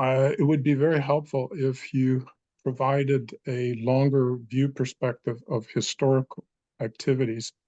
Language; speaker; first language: English; non-native, fluent; Danish